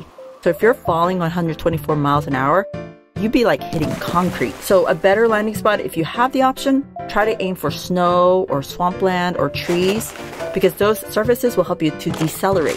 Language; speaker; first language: English; native; English